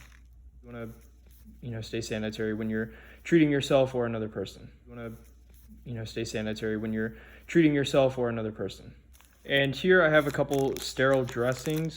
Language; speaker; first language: English; native; English